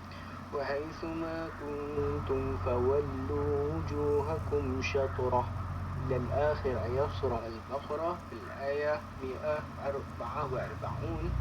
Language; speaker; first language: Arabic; non-native, learner; Malay